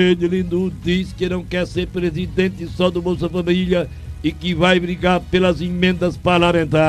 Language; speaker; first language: Portuguese; native; Portuguese